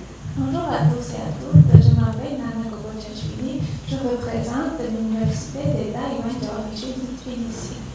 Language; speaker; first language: French; non-native, fluent; Georgian